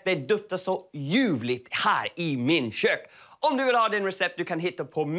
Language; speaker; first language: Swedish; non-native, learner; English